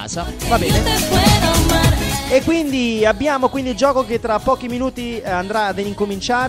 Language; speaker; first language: Italian; native; Italian